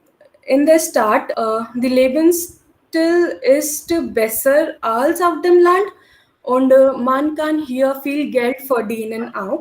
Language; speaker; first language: German; non-native, learner; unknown